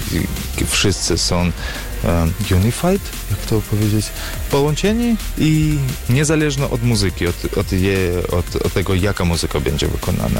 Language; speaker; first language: Polish; non-native, learner; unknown